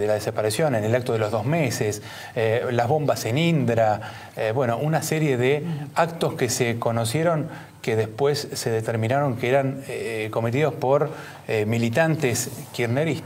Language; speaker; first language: Spanish; native; Spanish